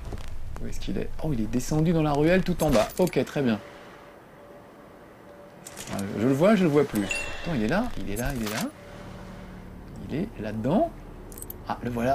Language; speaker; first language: French; native; French